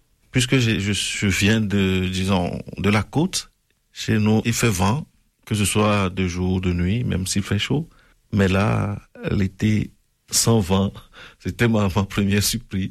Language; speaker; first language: French; non-native, local second language; Ewe